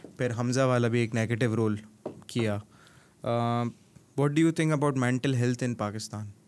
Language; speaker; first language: Urdu; native; Urdu